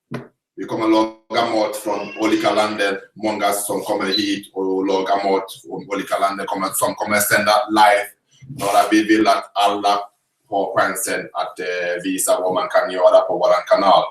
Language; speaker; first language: Swedish; non-native, fluent; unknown